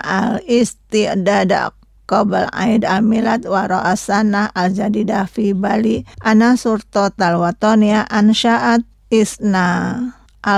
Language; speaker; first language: Arabic; non-native, fluent; Indonesian